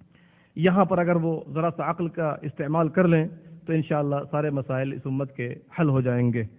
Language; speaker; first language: Urdu; native; Urdu